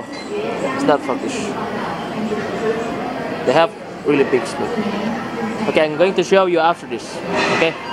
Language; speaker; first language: English; non-native, learner; Indonesian